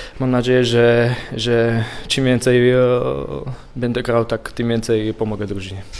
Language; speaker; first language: Polish; non-native, learner; Slovak